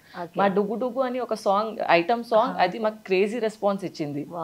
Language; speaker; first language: Telugu; non-native, local second language; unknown